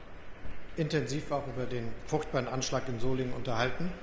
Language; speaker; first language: German; native; German